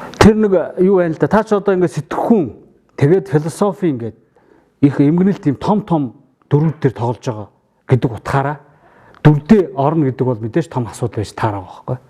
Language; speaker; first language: Mongolian; native; Mongolian